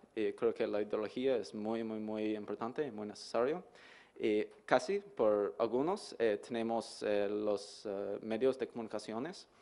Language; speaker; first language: Spanish; non-native, learner; English